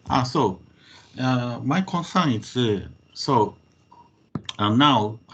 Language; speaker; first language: English; non-native, fluent; Japanese